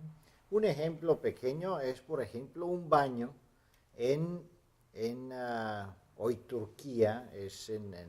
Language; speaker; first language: Spanish; non-native, fluent; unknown